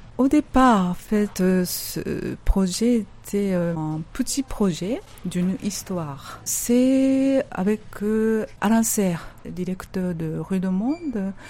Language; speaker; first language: French; non-native, fluent; Japanese